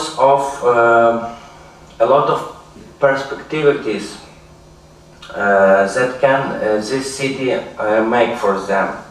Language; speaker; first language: English; non-native, learner; Ukrainian